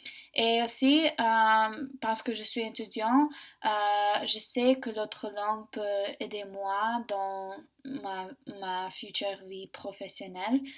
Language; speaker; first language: French; non-native, learner; English